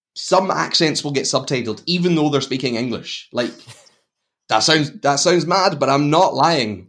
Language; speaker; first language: English; native; English